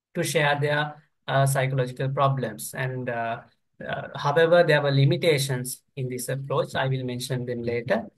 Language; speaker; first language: English; non-native, local second language; Sinhala